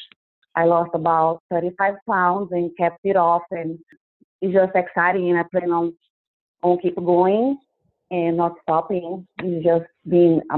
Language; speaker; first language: English; non-native, fluent; Portuguese